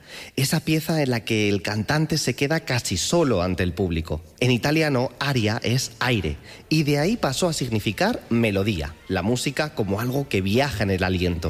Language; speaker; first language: Spanish; native; Spanish